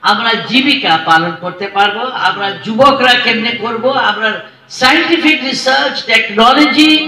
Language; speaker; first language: Bangla; non-native, local second language; Hindi